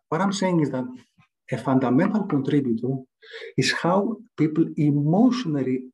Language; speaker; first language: English; non-native, fluent; Greek